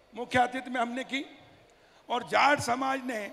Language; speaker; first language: Hindi; native; Hindi